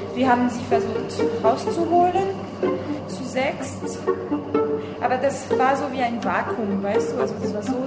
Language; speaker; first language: German; non-native, fluent; French